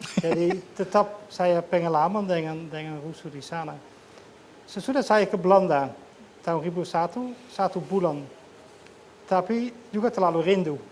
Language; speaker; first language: Indonesian; non-native, fluent; Dutch